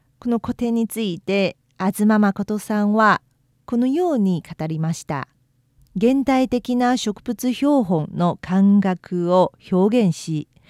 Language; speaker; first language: Japanese; non-native, fluent; Chinese